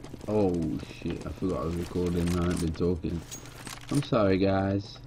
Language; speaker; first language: English; native; English